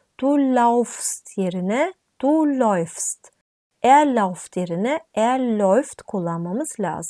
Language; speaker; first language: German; non-native, fluent; Turkish